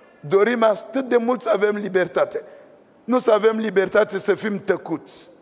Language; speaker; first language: Romanian; non-native, fluent; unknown